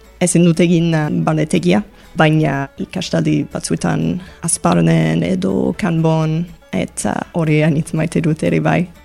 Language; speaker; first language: Basque; non-native, learner; English